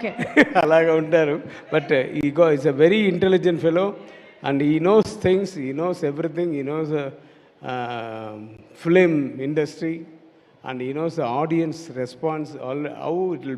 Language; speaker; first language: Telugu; non-native, learner; Tamil